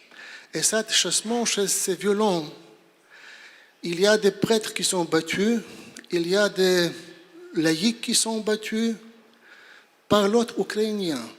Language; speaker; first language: French; non-native, fluent; Polish